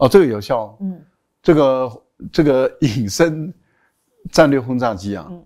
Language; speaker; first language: Chinese; native; Chinese